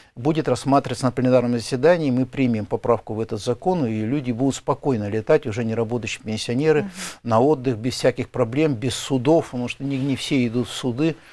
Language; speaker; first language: Russian; native; Russian